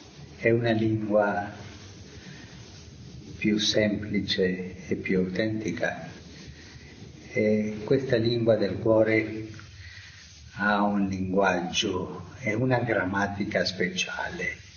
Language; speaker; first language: Italian; non-native, fluent; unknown